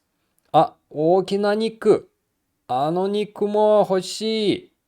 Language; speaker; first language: Japanese; non-native, learner; Russian